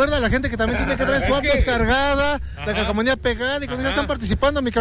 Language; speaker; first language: Spanish; native; Spanish